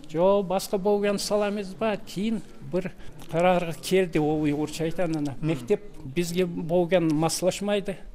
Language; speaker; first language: Kazakh; non-native, local second language; Russian